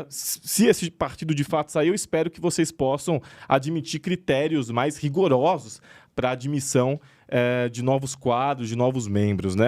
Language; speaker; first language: Portuguese; native; Portuguese